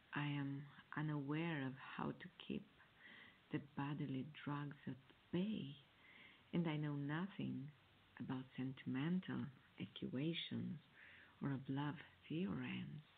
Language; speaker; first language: English; non-native, fluent; Italian